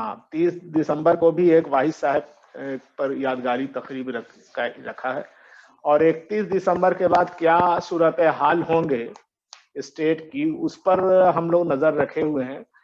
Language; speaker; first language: Urdu; native; Urdu